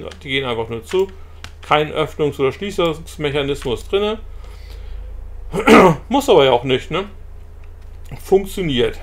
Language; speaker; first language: German; native; German